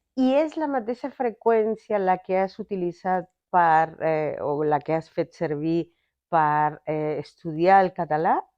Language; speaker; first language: Catalan; native; Catalan